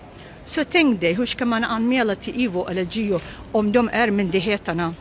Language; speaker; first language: Swedish; non-native, local second language; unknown